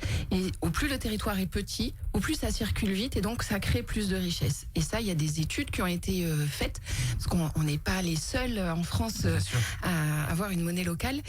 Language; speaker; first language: French; native; French